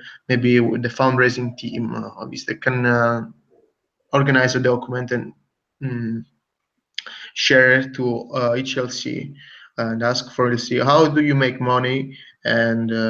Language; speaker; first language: English; non-native, fluent; Italian